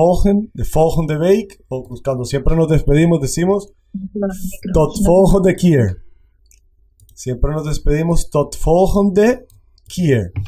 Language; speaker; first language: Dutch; non-native, learner; Spanish